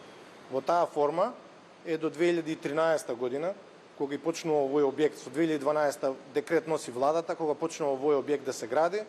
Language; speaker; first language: Macedonian; native; Macedonian